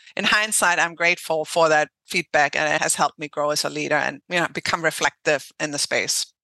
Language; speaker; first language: English; non-native, fluent; German